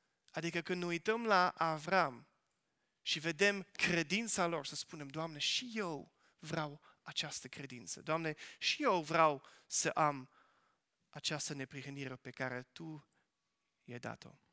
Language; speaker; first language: Romanian; non-native, fluent; Dutch